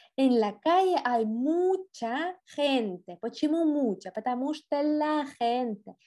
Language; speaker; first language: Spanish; non-native, fluent; Russian